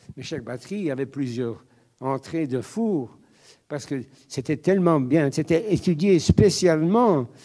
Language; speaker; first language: French; native; French